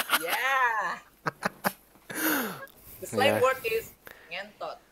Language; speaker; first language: English; non-native, learner; Indonesian